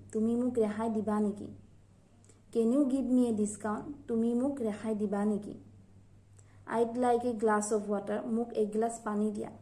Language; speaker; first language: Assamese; native; Assamese